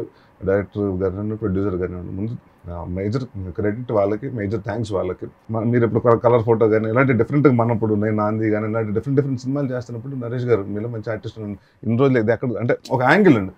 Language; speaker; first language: Telugu; native; Telugu